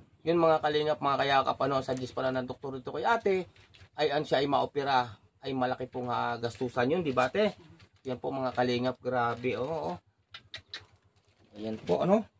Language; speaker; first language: Filipino; native; Filipino